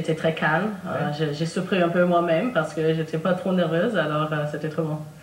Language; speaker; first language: French; non-native, local second language; English